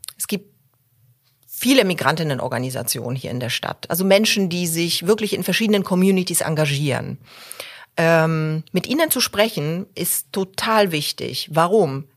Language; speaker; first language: German; early bilingual, other home language; Polish